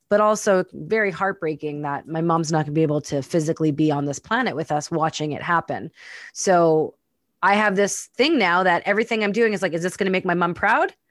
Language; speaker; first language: English; native; English